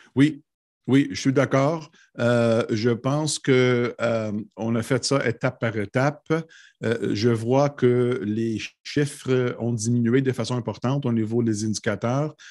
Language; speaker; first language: French; non-native, local second language; English